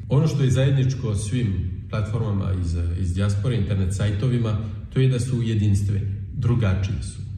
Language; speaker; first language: Serbian; non-native, fluent; French